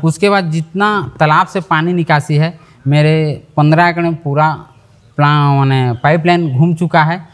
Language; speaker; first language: Hindi; native; Hindi